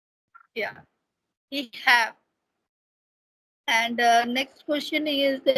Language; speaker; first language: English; non-native, learner; Hindi